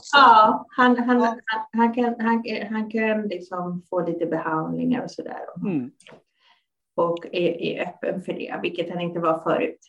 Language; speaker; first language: Swedish; native; Swedish